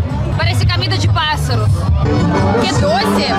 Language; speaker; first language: Portuguese; non-native, fluent; Russian